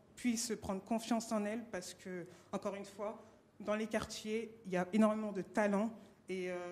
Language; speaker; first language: French; native; French